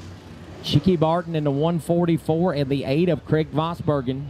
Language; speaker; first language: English; native; English